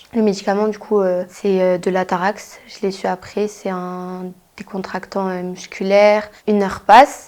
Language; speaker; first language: French; native; French